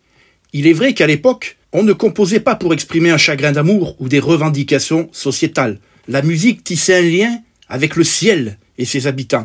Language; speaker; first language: French; native; French